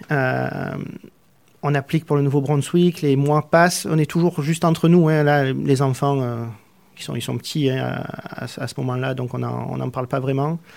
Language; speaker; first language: French; native; French